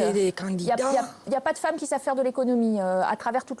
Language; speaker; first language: French; native; French